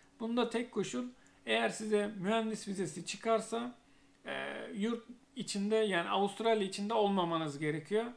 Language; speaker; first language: Turkish; native; Turkish